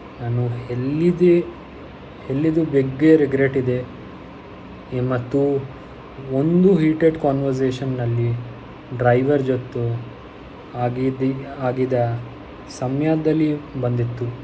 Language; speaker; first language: Kannada; non-native, local second language; Hindi